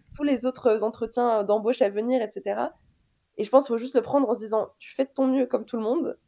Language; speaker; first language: French; native; French